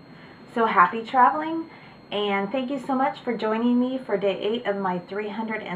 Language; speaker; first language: English; native; English